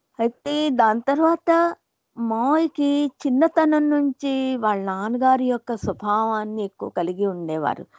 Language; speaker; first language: Telugu; non-native, local second language; Hindi